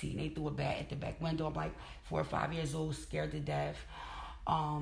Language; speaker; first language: English; native; English